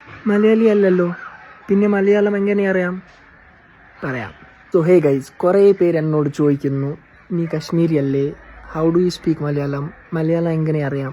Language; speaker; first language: Malayalam; non-native, local second language; Kashmiri